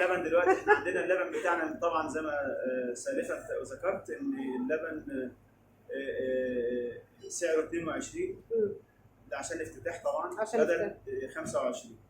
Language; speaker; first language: Arabic; native; Arabic